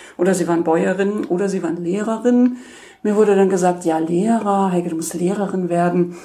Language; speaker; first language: German; native; German